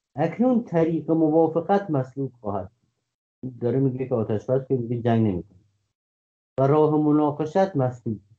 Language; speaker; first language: Persian; non-native, local second language; Kurdish